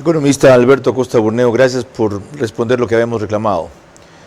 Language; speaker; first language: Spanish; native; Spanish